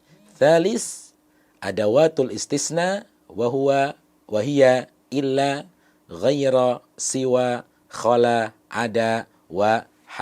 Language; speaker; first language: Arabic; non-native, fluent; Indonesian